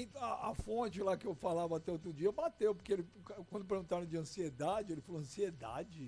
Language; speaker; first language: Portuguese; native; Portuguese